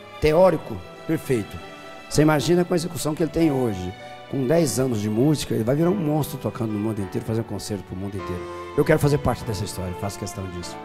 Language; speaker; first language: Portuguese; native; Portuguese